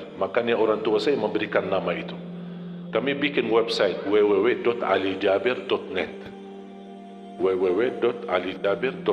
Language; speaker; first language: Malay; non-native, fluent; Arabic